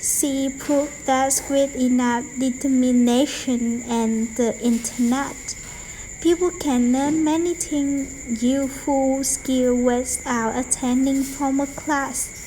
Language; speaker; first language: English; non-native, learner; Vietnamese